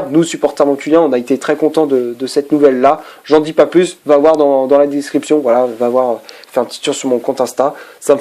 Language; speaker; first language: French; native; French